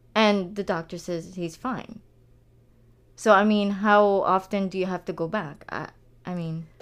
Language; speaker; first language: English; non-native, local second language; Filipino